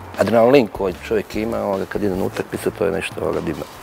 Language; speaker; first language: Croatian; native; Croatian